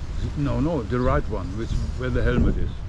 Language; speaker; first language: English; non-native, learner; German